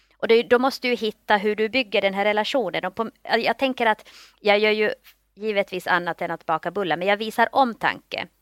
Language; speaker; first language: Swedish; native; Swedish